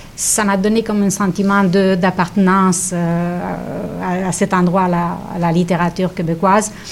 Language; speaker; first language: French; non-native, fluent; Romanian